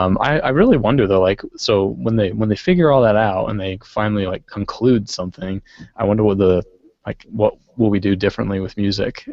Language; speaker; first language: English; native; English